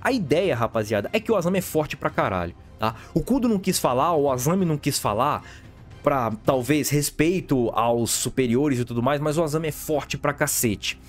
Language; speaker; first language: Portuguese; native; Portuguese